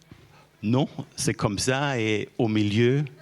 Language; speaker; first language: French; non-native, fluent; German